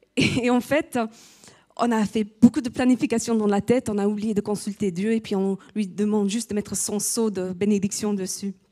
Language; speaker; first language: French; non-native, fluent; English